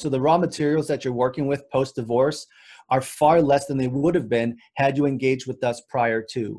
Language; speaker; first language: English; native; English